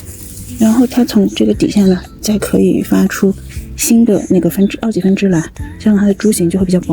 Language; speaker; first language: Chinese; native; Chinese